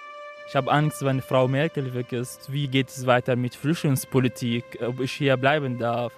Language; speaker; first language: German; non-native, fluent; Arabic